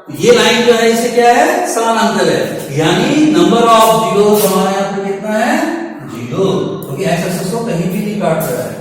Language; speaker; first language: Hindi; native; Hindi